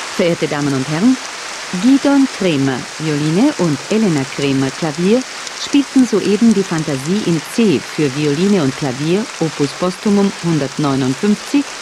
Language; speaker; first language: German; native; German